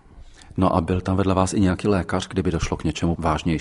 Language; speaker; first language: Czech; native; Czech